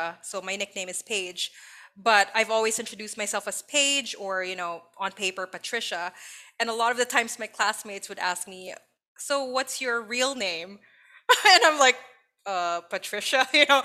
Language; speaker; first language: English; non-native, local second language; Filipino